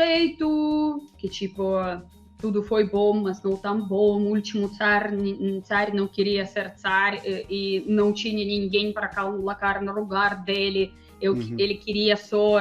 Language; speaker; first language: Portuguese; non-native, fluent; Russian